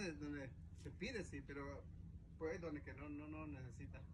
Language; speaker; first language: Spanish; native; Spanish